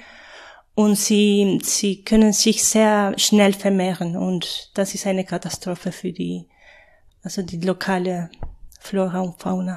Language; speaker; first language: German; non-native, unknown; Spanish